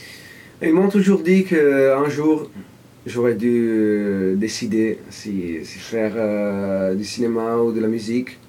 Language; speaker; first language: French; non-native, fluent; Italian